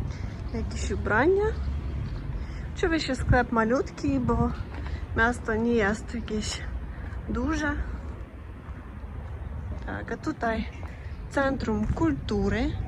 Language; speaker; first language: Polish; non-native, fluent; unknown